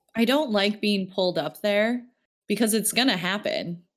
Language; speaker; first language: English; early bilingual, other home language; Filipino